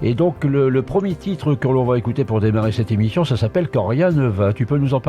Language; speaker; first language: French; native; French